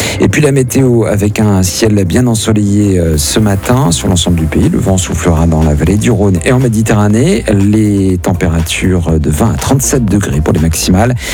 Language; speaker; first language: French; native; French